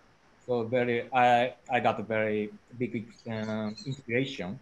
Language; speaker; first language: English; non-native, learner; Japanese